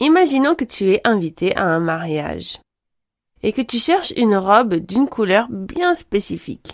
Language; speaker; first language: French; native; French